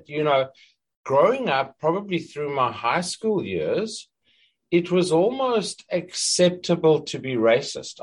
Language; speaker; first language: English; native; English